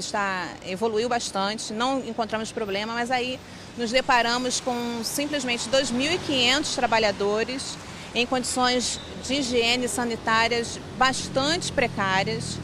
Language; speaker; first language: Portuguese; native; Portuguese